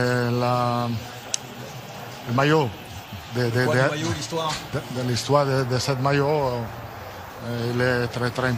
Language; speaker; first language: French; non-native, learner; Italian